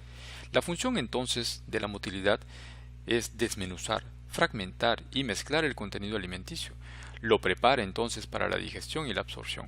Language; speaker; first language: Spanish; native; Spanish